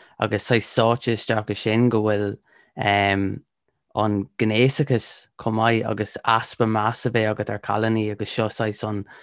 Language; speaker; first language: Irish; non-native, local second language; English